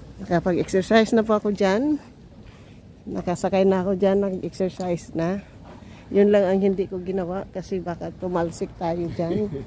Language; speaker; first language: Filipino; non-native, local second language; Cebuano